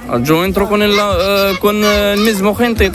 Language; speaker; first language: Spanish; non-native, learner; Arabic